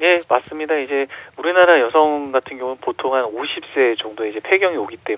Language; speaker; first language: Korean; native; Korean